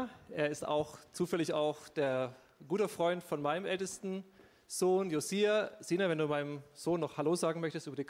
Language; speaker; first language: German; native; German